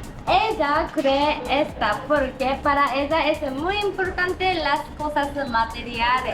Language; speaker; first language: Spanish; non-native, learner; Japanese